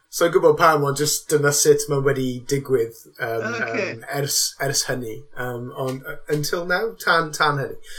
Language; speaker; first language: Welsh; non-native, local second language; English